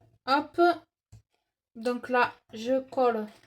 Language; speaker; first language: French; native; French